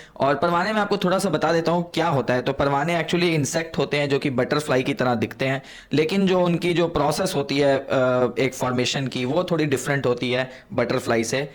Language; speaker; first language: Hindi; non-native, local second language; Punjabi